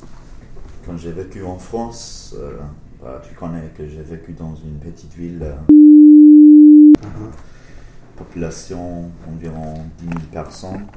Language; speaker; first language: French; non-native, learner; English